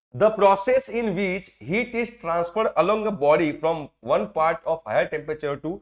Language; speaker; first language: English; non-native, local second language; Gujarati